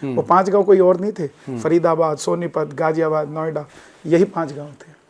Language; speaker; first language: Hindi; non-native, local second language; Punjabi